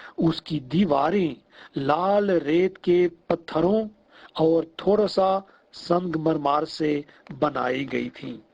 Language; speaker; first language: Hindi; non-native, fluent; Russian